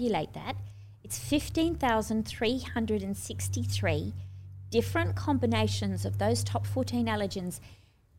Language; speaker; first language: English; native; English